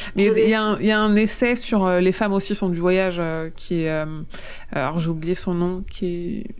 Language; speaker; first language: French; native; French